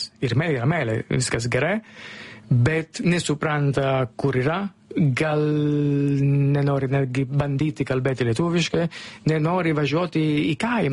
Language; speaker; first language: Lithuanian; non-native, learner; Italian